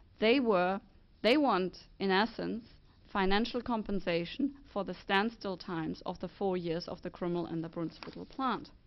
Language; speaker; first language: English; non-native, fluent; German